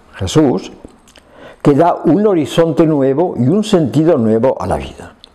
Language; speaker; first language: Spanish; native; Spanish